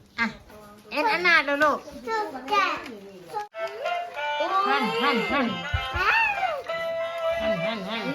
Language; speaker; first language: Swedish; non-native, learner; Thai